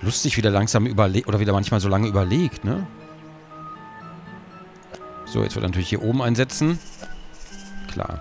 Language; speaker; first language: German; native; German